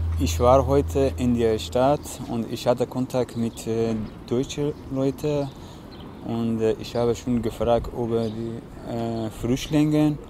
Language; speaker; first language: German; non-native, learner; Persian